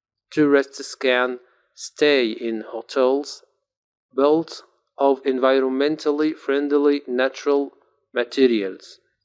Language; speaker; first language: English; non-native, fluent; Arabic